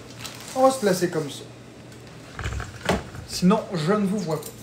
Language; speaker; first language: French; native; French